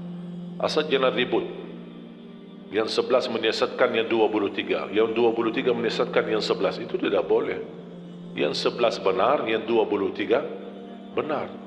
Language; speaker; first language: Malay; non-native, fluent; Arabic